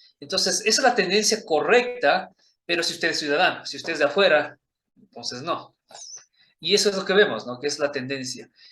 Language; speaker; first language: Spanish; early bilingual, other home language; Chinese